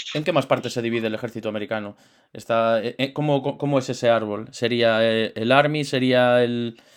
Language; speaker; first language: Spanish; native; Spanish